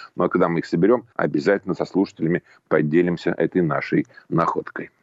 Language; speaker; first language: Russian; native; Russian